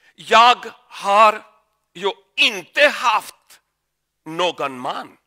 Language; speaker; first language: Swedish; non-native, learner; Urdu